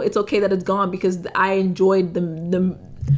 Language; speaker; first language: English; native; English